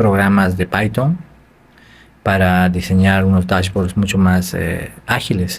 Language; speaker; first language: Spanish; native; Spanish